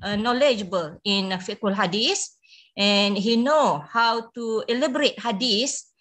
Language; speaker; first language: English; non-native, local second language; Malay